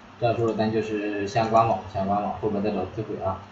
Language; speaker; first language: Chinese; native; Chinese